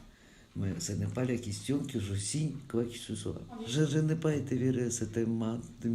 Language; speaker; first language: French; non-native, fluent; Russian